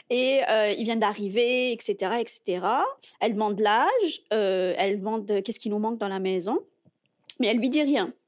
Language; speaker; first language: French; non-native, local second language; Arabic